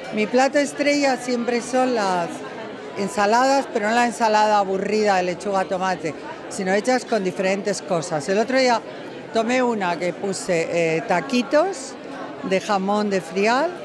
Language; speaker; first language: Spanish; native; Spanish